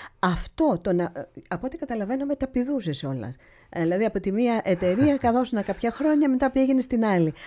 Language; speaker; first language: Greek; native; Greek